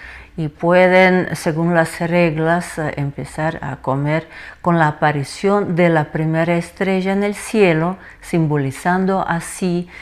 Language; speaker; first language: Spanish; non-native, fluent; Russian